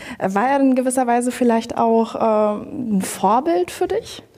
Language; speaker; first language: German; native; German